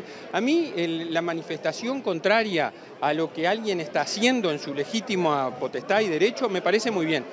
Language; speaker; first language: Spanish; native; Spanish